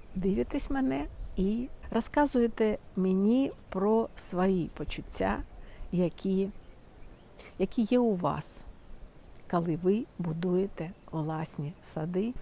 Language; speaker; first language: Ukrainian; non-native, fluent; Russian